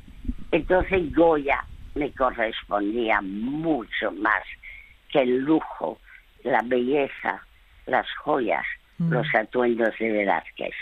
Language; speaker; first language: Spanish; early bilingual, other home language; French